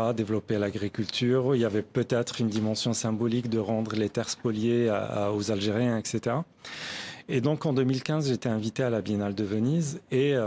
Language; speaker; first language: French; non-native, local second language; Arabic